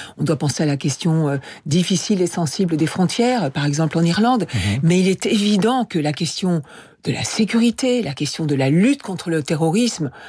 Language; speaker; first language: French; native; French